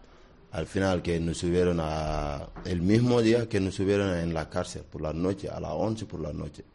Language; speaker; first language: Spanish; non-native, learner; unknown